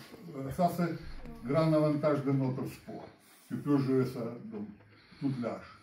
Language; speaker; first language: French; non-native, learner; Russian